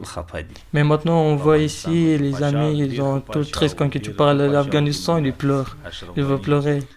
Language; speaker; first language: French; non-native, learner; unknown